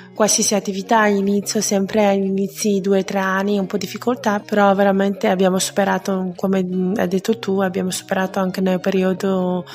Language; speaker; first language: Italian; non-native, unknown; Chinese